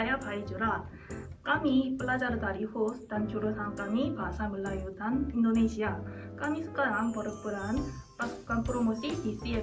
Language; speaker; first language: Indonesian; non-native, learner; Korean